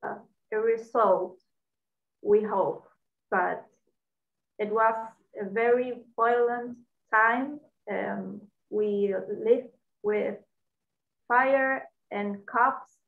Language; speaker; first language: English; non-native, learner; Spanish